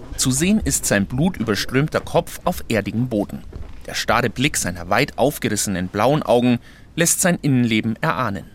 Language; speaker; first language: German; native; German